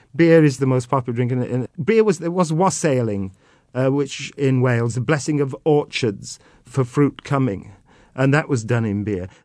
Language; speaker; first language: English; native; English